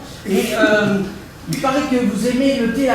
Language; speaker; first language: French; native; French